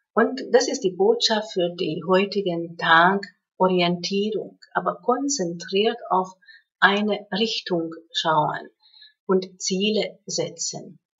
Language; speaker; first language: German; non-native, fluent; Hungarian